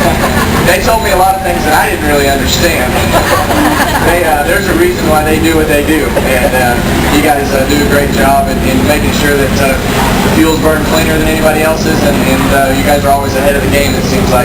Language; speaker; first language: English; native; English